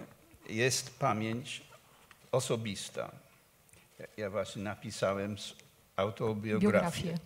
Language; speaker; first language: Polish; non-native, fluent; English